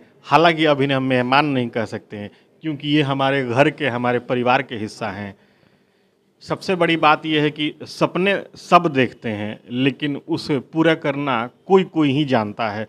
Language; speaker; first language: Hindi; native; Hindi